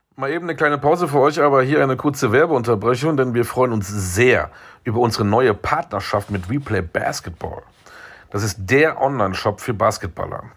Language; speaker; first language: German; native; German